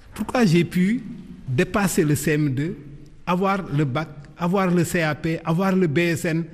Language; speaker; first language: French; non-native, local second language; Wolof